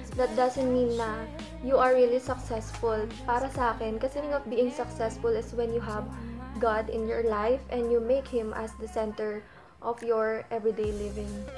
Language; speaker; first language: English; non-native, local second language; Filipino